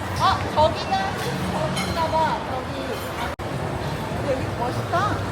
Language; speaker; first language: Korean; native; Korean